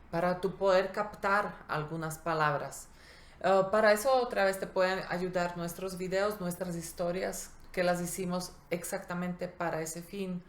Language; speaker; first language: Spanish; non-native, fluent; Slovak